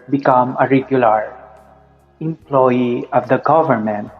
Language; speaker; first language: English; non-native, local second language; Filipino